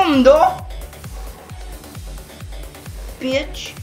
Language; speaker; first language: Swedish; early bilingual, other home language; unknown